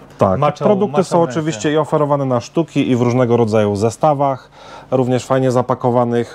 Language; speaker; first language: Polish; native; Polish